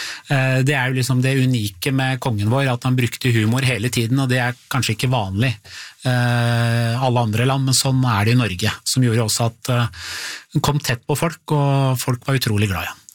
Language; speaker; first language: Norwegian; native; Norwegian